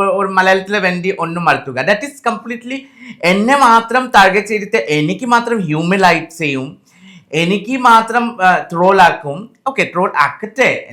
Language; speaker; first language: Malayalam; non-native, fluent; Assamese